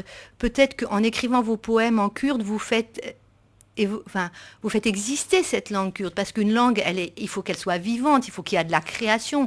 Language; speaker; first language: French; native; French